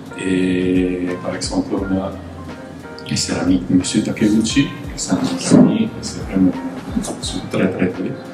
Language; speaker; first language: French; non-native, fluent; Italian